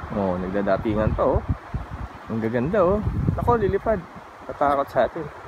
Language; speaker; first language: Filipino; native; Filipino